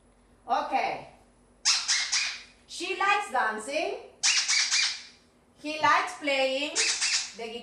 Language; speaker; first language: English; non-native, fluent; Spanish